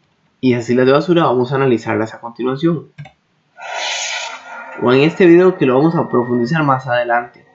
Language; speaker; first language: Spanish; native; Spanish